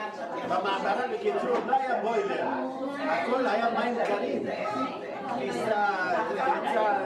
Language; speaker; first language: Hebrew; early bilingual, other home language; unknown